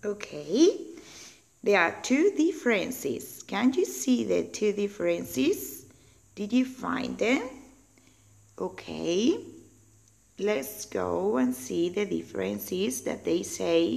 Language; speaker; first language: English; non-native, learner; Spanish